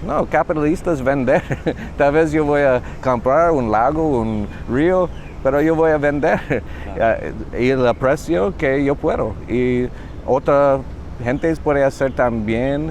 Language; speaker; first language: Spanish; non-native, learner; English